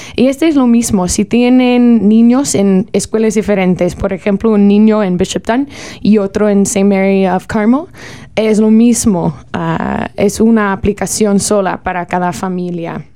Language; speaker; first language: Spanish; non-native, learner; English